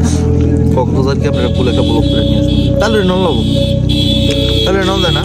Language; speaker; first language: Hindi; non-native, learner; Bangla